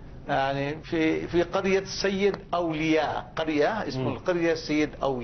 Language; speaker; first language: Arabic; non-native, fluent; Bangla